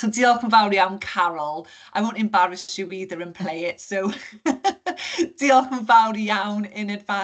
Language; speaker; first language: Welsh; non-native, local second language; English